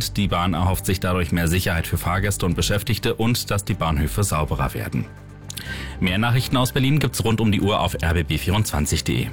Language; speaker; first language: German; native; German